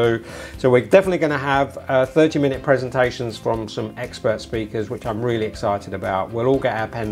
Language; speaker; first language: English; native; English